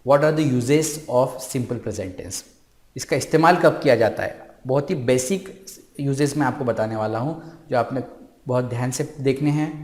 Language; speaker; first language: Hindi; non-native, local second language; Marathi